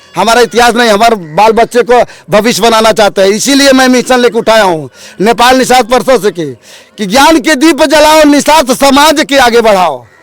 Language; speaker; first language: Hindi; non-native, local second language; Bhojpuri